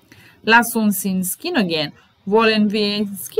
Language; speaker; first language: German; non-native, fluent; Serbian